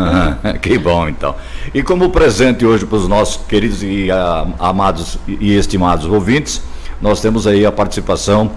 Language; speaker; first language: Portuguese; native; Portuguese